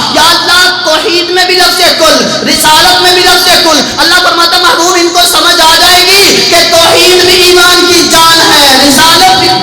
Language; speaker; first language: Urdu; non-native, local second language; Punjabi